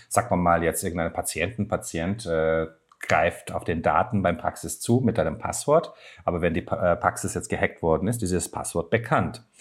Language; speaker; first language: German; non-native, fluent; Turkish